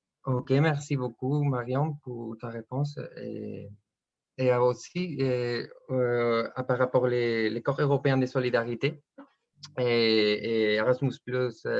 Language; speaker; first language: French; non-native, fluent; Spanish